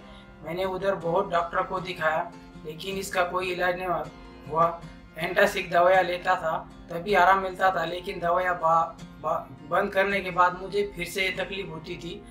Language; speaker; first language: Hindi; non-native, local second language; Marathi